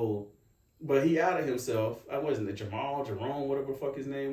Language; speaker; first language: English; native; English